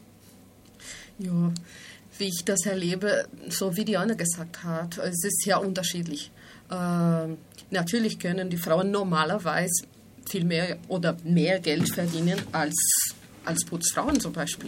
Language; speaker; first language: German; non-native, fluent; Spanish